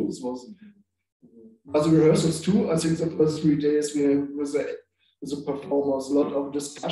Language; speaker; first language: English; non-native, learner; German